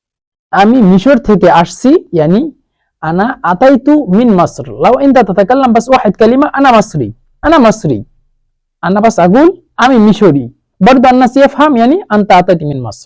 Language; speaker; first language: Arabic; non-native, fluent; Bangla